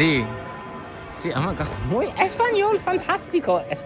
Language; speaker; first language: Spanish; non-native, learner; English